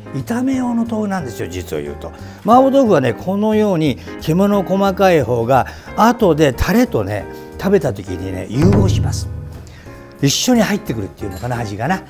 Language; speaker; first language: Japanese; native; Japanese